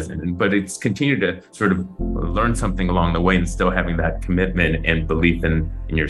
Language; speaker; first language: English; native; English